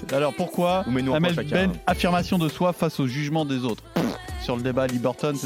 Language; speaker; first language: French; native; French